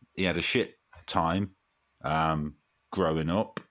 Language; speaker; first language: English; native; English